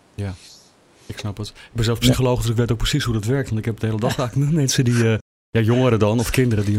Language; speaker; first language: Dutch; native; Dutch